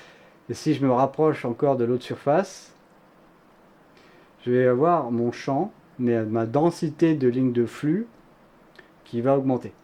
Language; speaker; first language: French; native; French